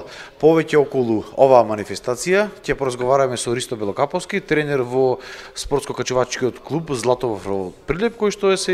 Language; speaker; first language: Macedonian; native; Macedonian